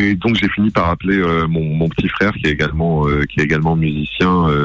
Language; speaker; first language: French; early bilingual, other home language; Arabic